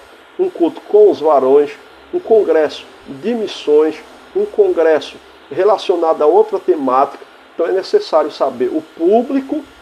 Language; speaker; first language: Portuguese; native; Portuguese